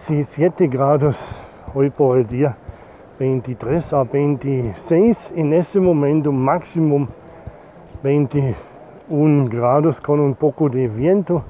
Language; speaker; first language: Spanish; non-native, learner; German